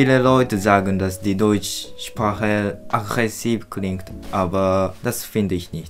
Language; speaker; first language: German; non-native, learner; Japanese